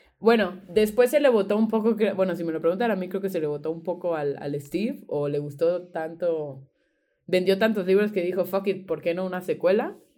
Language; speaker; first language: Spanish; native; Spanish